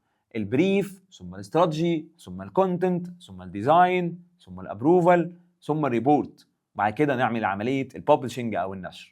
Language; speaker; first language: Arabic; native; Arabic